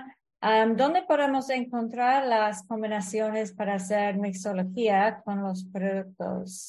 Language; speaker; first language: Spanish; non-native, fluent; English